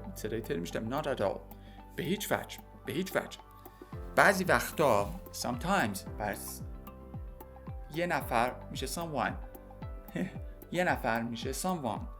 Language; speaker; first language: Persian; native; Persian